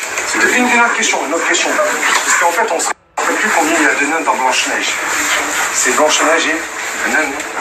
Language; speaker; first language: French; native; French